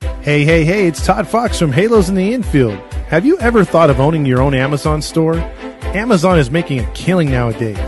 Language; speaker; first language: English; native; English